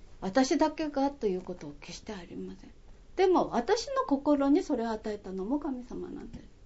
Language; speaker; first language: Japanese; non-native, fluent; Korean